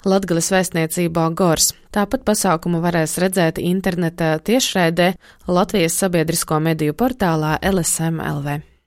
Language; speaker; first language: Latvian; native; Latvian